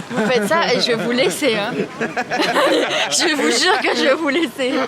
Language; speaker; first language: French; native; French